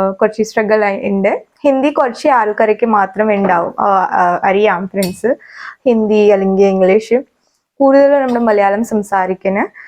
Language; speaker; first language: Malayalam; non-native, learner; Kannada